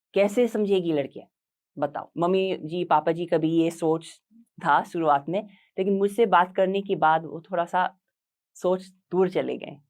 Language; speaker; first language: Hindi; non-native, fluent; English